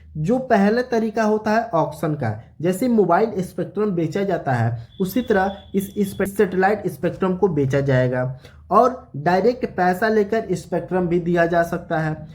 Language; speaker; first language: Hindi; native; Hindi